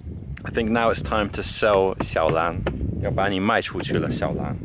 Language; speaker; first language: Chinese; non-native, fluent; English